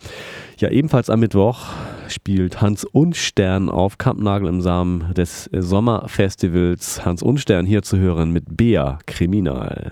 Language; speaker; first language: German; native; German